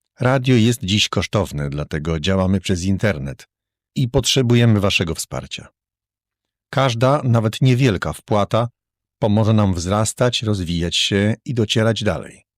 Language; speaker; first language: Polish; native; Polish